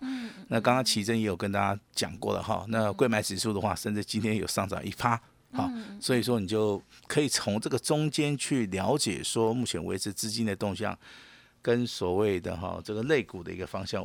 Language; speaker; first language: Chinese; native; Chinese